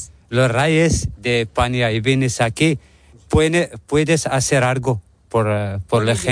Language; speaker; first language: Spanish; non-native, learner; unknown